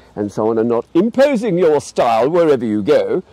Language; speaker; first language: English; native; English